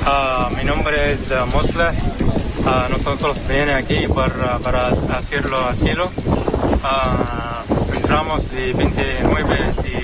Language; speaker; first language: Spanish; non-native, learner; Arabic